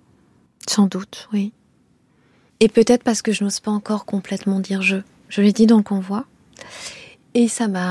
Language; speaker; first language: French; non-native, local second language; Kinyarwanda